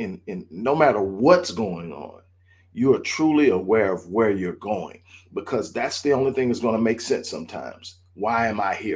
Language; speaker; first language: English; native; English